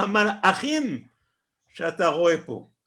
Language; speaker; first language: Hebrew; non-native, fluent; French